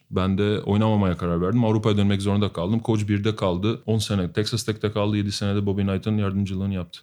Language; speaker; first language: Turkish; non-native, fluent; Albanian